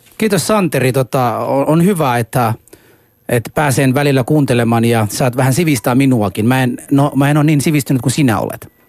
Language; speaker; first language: Finnish; non-native, fluent; Arabic